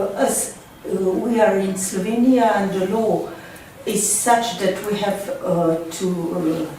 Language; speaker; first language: English; non-native, fluent; Slovenian